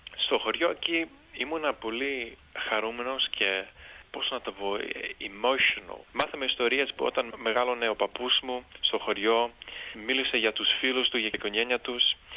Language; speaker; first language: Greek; early bilingual, heritage; Greek